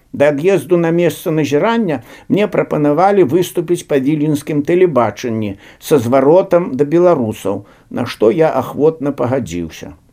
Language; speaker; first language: Belarusian; native; Belarusian